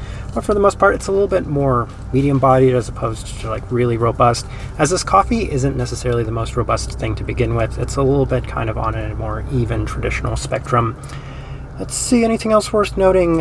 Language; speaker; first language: English; native; English